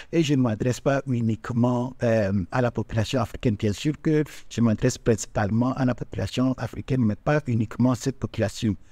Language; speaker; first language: French; non-native, local second language; Ewe